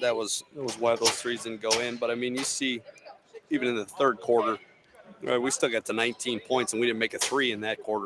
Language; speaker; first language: English; native; English